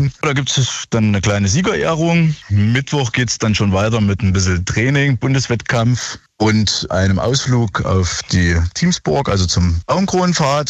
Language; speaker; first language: German; native; German